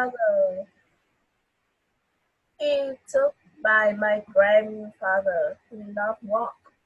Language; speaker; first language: English; non-native, learner; Vietnamese